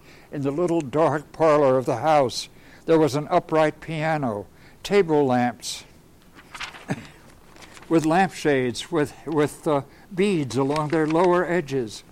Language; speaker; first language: English; native; English